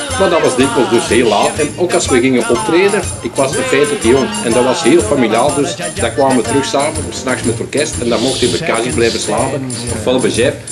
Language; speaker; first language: Dutch; early bilingual, other home language; Italian